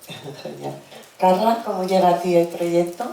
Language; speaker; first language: Spanish; native; Spanish